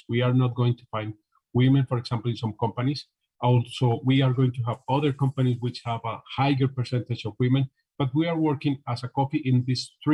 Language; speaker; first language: English; non-native, fluent; Spanish